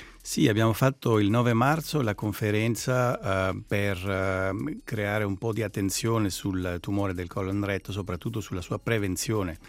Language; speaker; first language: Italian; non-native, fluent; Greek